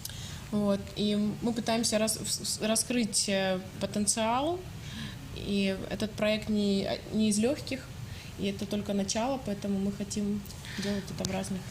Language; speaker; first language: Russian; native; Russian